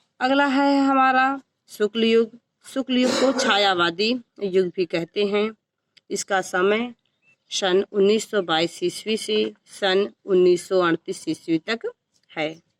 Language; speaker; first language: Hindi; native; Hindi